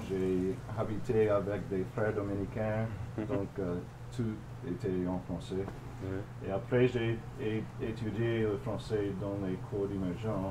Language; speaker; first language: French; non-native, fluent; English